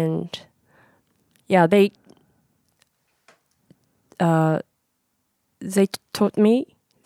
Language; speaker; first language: English; non-native, learner; Japanese